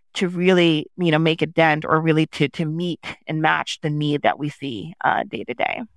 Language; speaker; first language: English; early bilingual, other home language; Haitian Creole